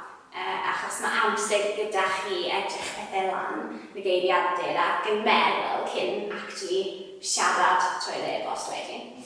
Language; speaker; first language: Welsh; non-native, fluent; English